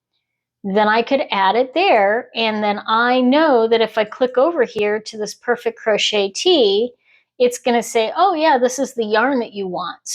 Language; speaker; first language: English; native; English